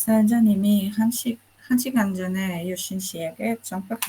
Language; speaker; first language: Korean; non-native, learner; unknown